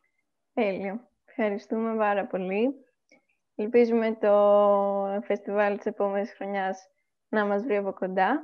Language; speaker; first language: Greek; native; Greek